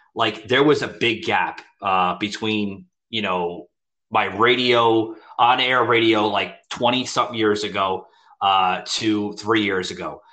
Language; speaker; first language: English; native; English